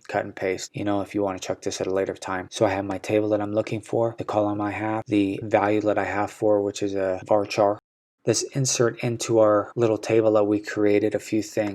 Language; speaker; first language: English; native; English